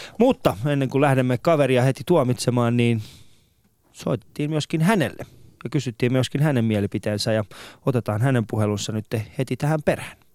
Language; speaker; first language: Finnish; non-native, fluent; Persian